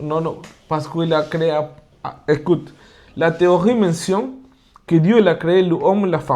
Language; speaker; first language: French; non-native, fluent; Spanish